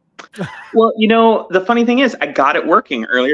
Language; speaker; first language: English; native; English